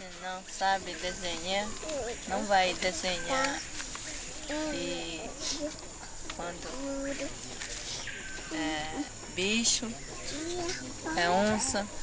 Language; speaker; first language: Portuguese; non-native, local second language; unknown